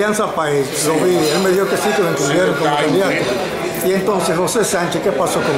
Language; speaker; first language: Spanish; native; Spanish